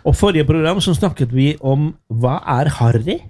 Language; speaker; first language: Norwegian; non-native, fluent; Spanish